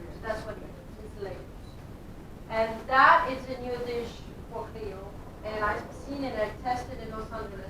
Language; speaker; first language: English; non-native, fluent; French